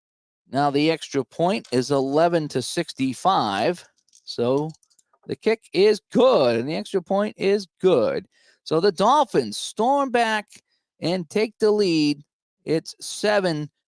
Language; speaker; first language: English; native; English